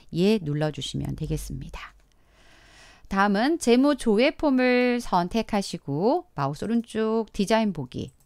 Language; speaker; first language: Korean; native; Korean